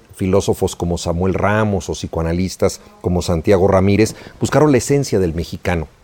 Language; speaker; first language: Spanish; native; Spanish